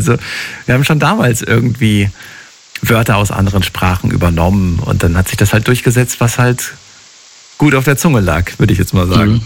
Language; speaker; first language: German; native; German